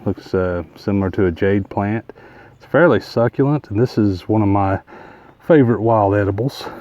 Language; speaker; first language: English; native; English